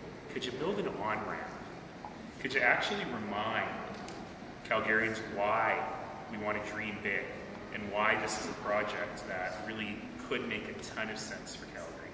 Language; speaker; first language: English; native; English